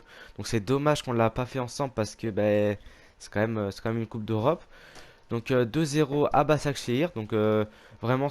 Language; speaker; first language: French; native; French